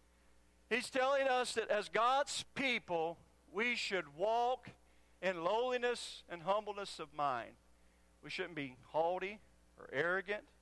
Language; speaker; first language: English; native; English